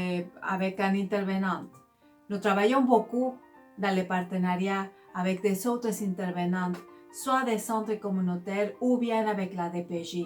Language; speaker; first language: French; non-native, fluent; Spanish